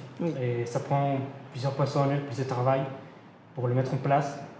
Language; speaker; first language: French; non-native, learner; Spanish